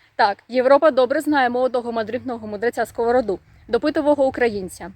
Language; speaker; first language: Ukrainian; native; Ukrainian